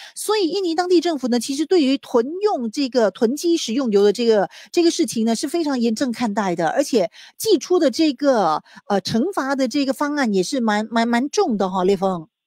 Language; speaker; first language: Chinese; native; Chinese